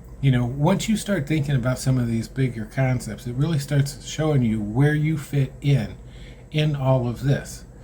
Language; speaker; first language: English; native; English